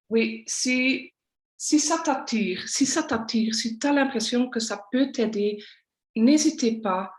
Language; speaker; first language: French; non-native, local second language; Dutch